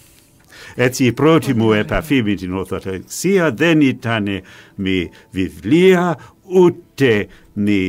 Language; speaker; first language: Greek; non-native, fluent; English